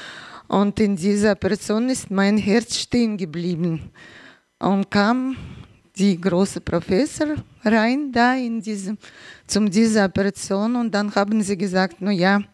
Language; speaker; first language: German; non-native, learner; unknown